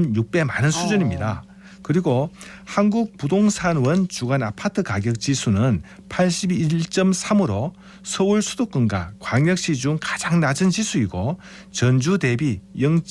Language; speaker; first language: Korean; native; Korean